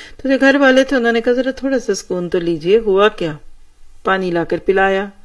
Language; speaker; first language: Urdu; native; Urdu